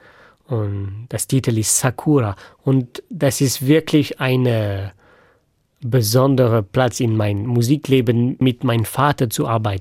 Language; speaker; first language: German; non-native, fluent; French